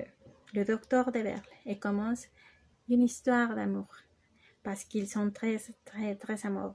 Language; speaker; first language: French; non-native, learner; Spanish